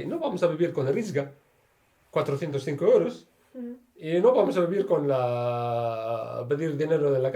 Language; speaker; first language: Spanish; non-native, learner; Arabic